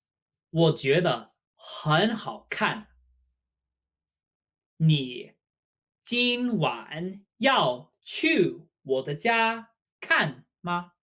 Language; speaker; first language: Chinese; non-native, fluent; English